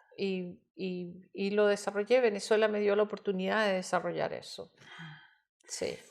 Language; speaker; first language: Spanish; native; Spanish